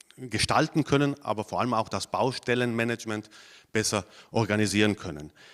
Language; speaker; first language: German; non-native, local second language; Ladin